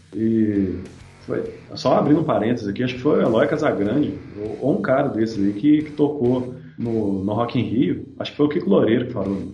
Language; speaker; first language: Portuguese; native; Portuguese